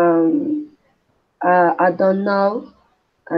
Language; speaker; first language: English; non-native, learner; Spanish